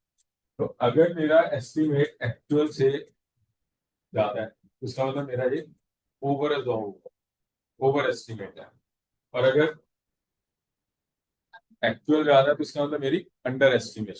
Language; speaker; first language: Hindi; native; Hindi